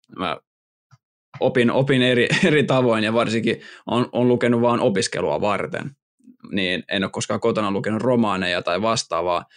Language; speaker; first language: Finnish; native; Finnish